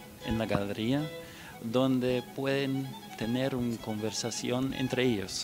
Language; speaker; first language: Spanish; non-native, fluent; English